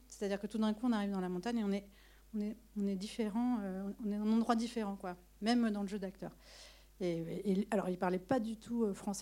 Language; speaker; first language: French; native; French